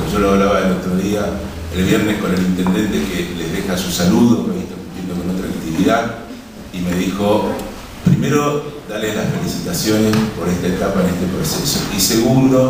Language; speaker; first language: Spanish; native; Spanish